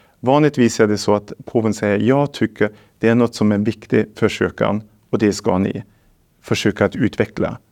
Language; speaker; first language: Swedish; non-native, fluent; German